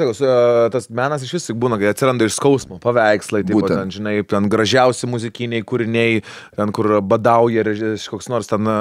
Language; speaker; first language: Lithuanian; native; Lithuanian